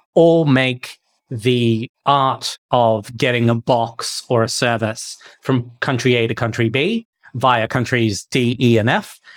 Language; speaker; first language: English; native; English